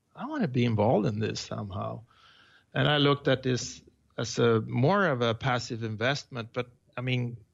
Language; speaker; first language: English; non-native, fluent; Swedish